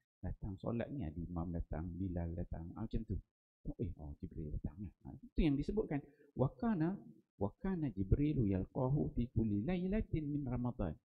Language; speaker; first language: Malay; native; Malay